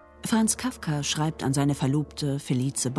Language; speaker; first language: German; native; German